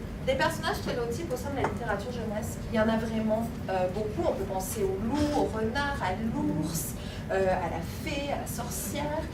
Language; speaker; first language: French; native; French